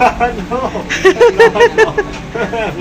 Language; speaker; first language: English; non-native, learner; Vietnamese